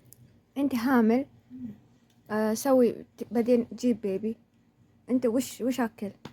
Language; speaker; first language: Arabic; non-native, learner; Amharic